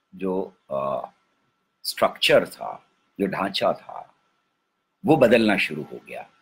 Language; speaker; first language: Hindi; native; Hindi